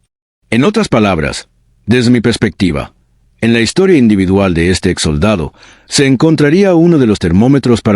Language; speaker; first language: Spanish; native; Spanish